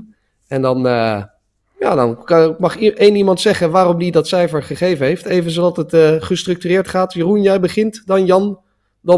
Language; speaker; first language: Dutch; native; Dutch